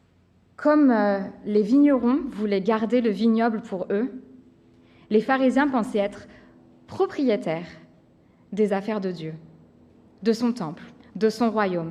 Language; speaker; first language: French; native; French